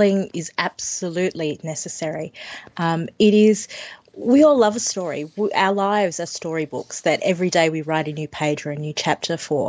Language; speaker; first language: English; native; English